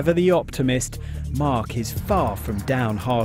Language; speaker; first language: English; native; English